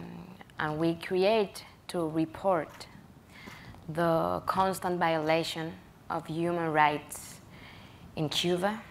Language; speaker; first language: English; non-native, learner; Spanish